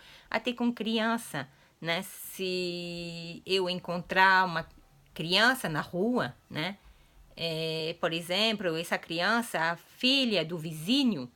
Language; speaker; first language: Portuguese; non-native, fluent; French